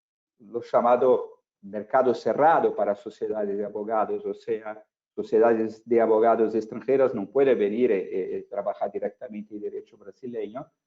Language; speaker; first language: Spanish; non-native, fluent; Portuguese